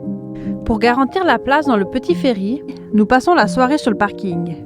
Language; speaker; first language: French; native; French